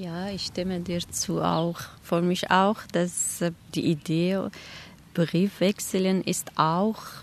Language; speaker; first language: German; non-native, learner; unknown